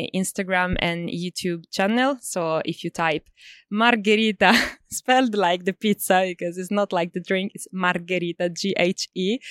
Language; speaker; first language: English; non-native, fluent; Italian